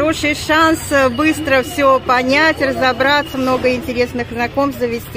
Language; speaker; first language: Russian; native; Russian